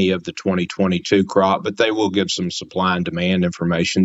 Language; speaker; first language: English; native; English